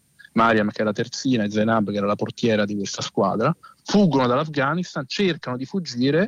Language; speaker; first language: Italian; native; Italian